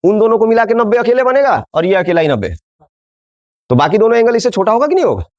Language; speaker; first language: Hindi; non-native, local second language; Bangla